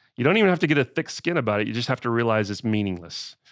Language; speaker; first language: English; native; English